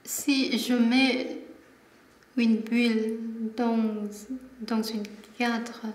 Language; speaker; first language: French; non-native, learner; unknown